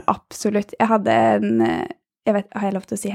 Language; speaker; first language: Norwegian; native; Norwegian